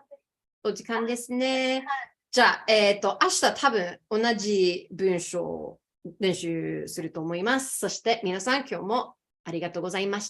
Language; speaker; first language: Japanese; non-native, fluent; English